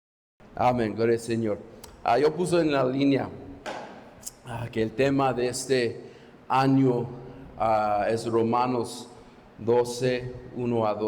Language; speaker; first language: Spanish; non-native, fluent; English